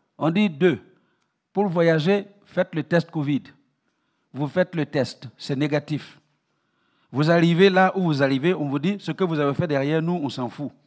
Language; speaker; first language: French; non-native, local second language; Mossi